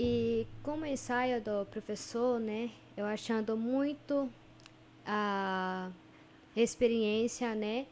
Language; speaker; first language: Portuguese; non-native, local second language; Ticuna